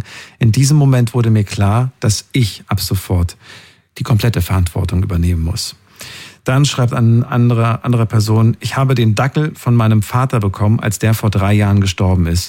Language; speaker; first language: German; native; German